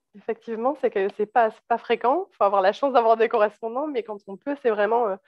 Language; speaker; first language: French; native; French